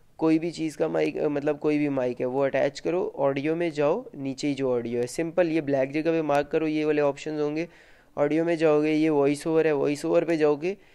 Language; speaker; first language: Hindi; native; Hindi